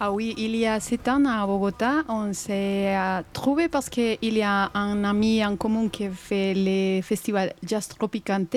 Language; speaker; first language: French; non-native, fluent; Spanish